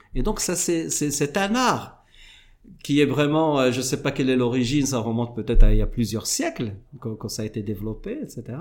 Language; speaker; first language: French; non-native, local second language; Arabic